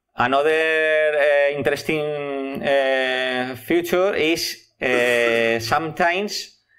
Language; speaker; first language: English; non-native, learner; Spanish